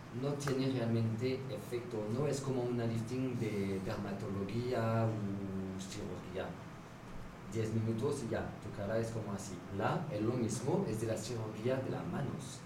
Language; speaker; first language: Spanish; non-native, learner; French